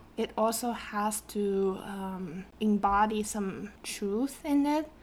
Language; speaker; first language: English; non-native, fluent; Chinese